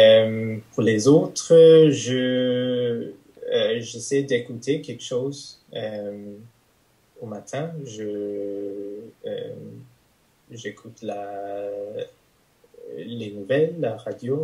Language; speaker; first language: French; non-native, fluent; English